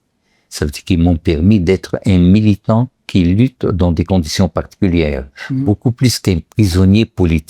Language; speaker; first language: French; non-native, local second language; Arabic